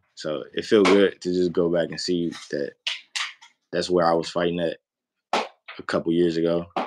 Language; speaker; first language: English; native; English